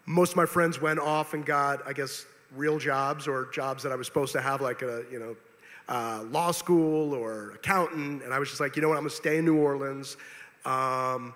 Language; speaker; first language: English; native; English